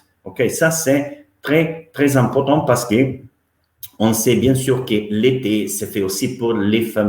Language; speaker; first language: French; non-native, fluent; Italian